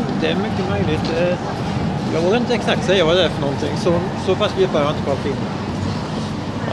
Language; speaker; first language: Swedish; native; Swedish